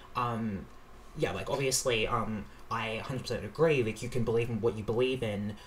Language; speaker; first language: English; native; English